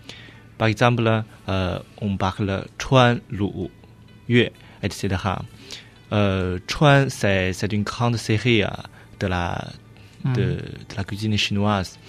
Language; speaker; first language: French; non-native, learner; Chinese